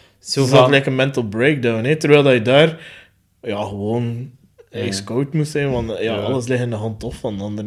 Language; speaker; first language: Dutch; native; Dutch